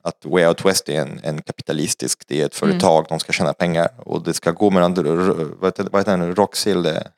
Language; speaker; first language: Swedish; non-native, fluent; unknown